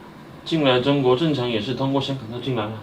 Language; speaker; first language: Chinese; native; Chinese